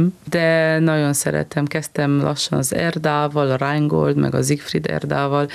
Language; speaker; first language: Hungarian; early bilingual, heritage; Hungarian